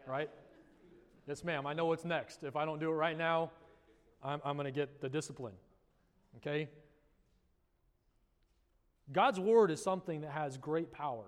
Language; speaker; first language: English; native; English